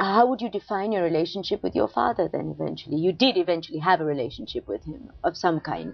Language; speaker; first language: English; native; English